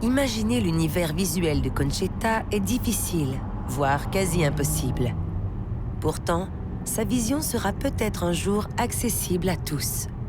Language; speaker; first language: French; native; French